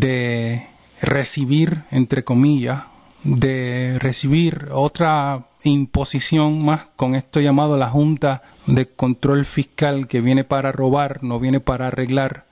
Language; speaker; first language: Spanish; native; Spanish